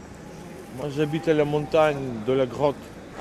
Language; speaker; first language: French; non-native, learner; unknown